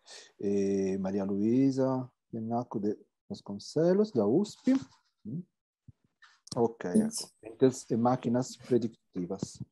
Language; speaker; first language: Portuguese; non-native, fluent; Italian